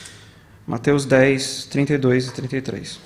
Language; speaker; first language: Portuguese; native; Portuguese